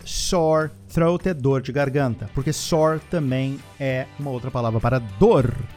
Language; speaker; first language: Portuguese; native; Portuguese